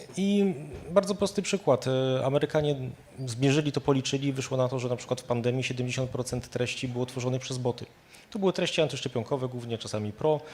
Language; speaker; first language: Polish; native; Polish